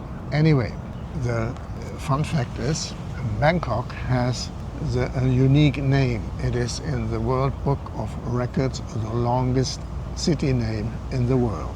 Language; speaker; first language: English; non-native, fluent; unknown